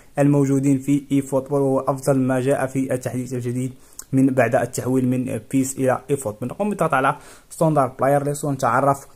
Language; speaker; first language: Arabic; native; Arabic